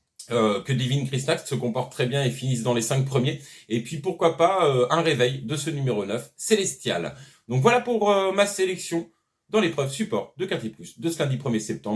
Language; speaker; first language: French; native; French